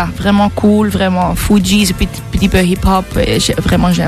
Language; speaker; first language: French; non-native, local second language; Dutch